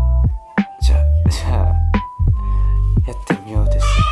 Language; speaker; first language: Japanese; non-native, learner; Indonesian